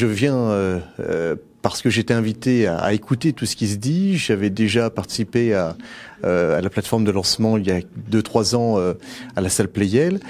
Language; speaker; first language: French; native; French